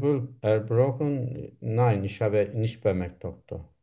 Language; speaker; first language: German; non-native, learner; Turkish